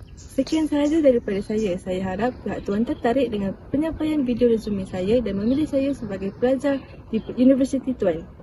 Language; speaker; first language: Malay; native; Malay